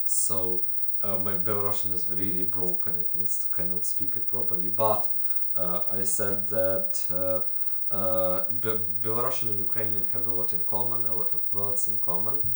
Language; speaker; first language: English; non-native, fluent; Ukrainian